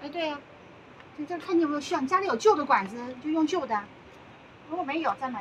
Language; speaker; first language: Chinese; native; Chinese